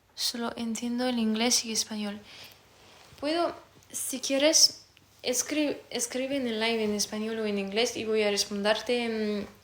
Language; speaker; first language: Spanish; non-native, learner; French